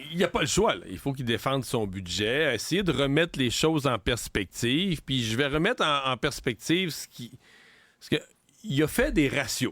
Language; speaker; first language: French; native; French